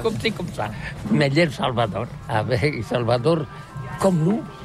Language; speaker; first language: French; non-native, learner; Catalan